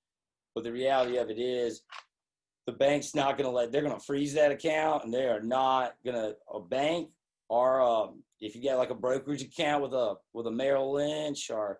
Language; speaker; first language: English; native; English